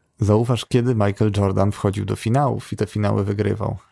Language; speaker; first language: Polish; native; Polish